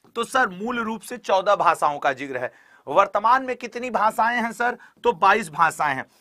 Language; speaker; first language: Hindi; native; Hindi